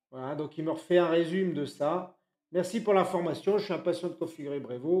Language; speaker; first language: French; native; French